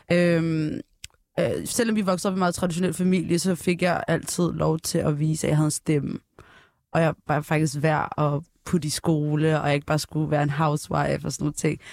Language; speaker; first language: Danish; early bilingual, other home language; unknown